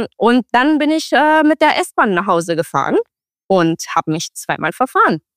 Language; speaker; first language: German; non-native, fluent; Romanian